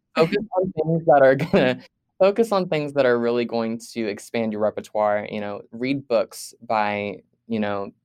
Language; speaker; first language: English; native; English